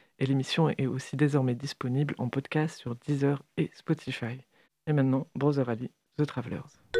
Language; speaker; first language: French; native; French